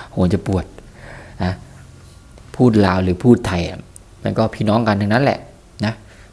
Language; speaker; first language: Thai; native; Thai